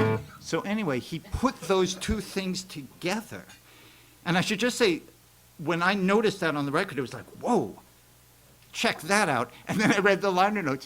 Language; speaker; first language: English; native; English